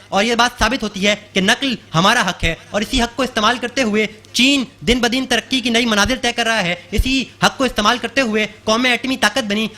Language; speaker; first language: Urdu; native; Urdu